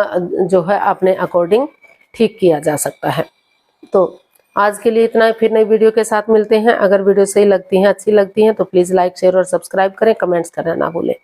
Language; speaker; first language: Hindi; native; Hindi